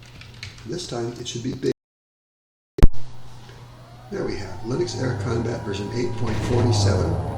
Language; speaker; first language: English; native; English